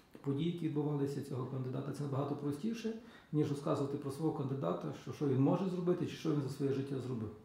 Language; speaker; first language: Ukrainian; native; Ukrainian